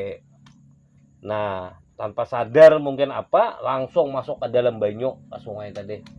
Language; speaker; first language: Indonesian; non-native, local second language; Banjar